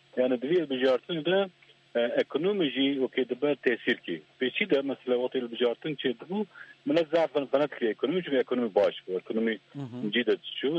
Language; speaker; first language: Kurdish; non-native, local second language; Zaza